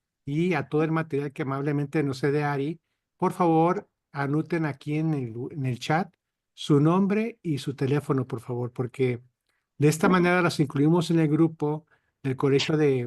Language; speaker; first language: Spanish; native; Spanish